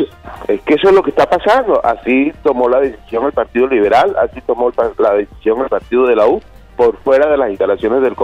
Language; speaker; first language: Spanish; native; Spanish